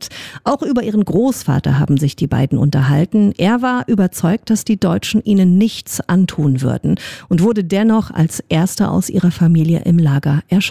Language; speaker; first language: German; native; German